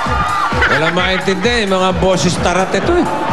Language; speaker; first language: Filipino; native; Filipino